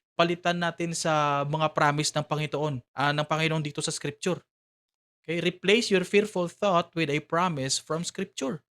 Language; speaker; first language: Filipino; non-native, local second language; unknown